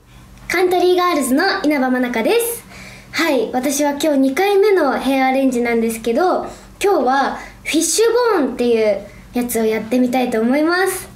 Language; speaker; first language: Japanese; native; Japanese